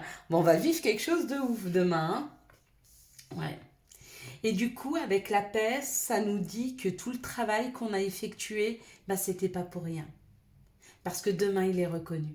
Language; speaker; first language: French; native; French